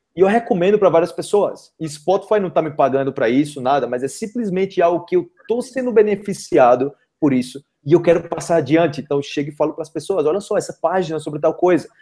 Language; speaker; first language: Portuguese; native; Portuguese